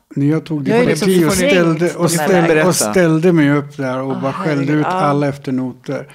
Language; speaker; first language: Swedish; native; Swedish